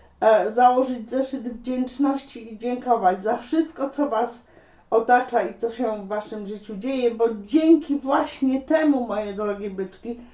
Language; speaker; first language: Polish; native; Polish